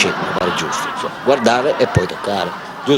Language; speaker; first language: Italian; native; Italian